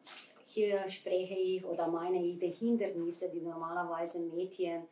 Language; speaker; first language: German; non-native, fluent; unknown